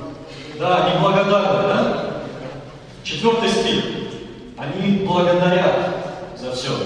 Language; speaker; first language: Russian; native; Russian